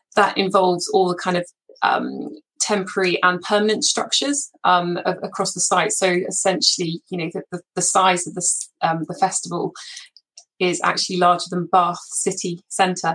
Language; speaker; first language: English; native; English